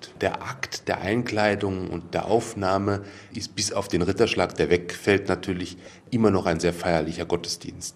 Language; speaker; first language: German; native; German